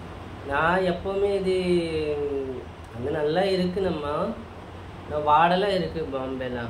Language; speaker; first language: Tamil; non-native, fluent; Hindi